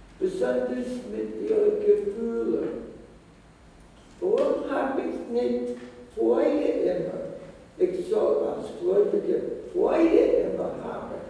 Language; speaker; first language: German; non-native, fluent; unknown